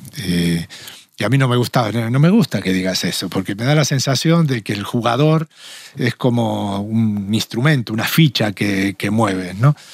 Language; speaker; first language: Spanish; native; Spanish